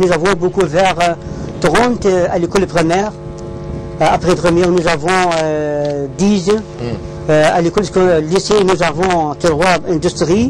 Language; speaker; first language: French; non-native, learner; Arabic